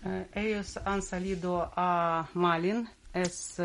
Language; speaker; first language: Spanish; non-native, learner; Russian